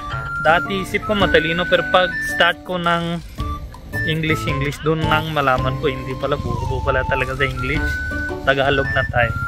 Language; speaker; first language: Filipino; non-native, learner; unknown